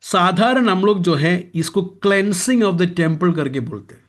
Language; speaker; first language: Hindi; non-native, local second language; Malayalam